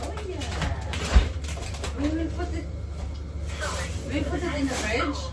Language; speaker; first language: English; non-native, learner; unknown